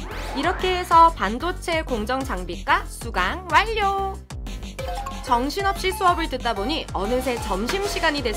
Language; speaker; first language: Korean; native; Korean